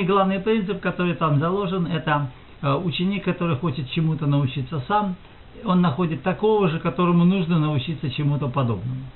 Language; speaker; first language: Russian; native; Russian